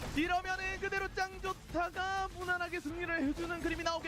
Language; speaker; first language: Korean; native; Korean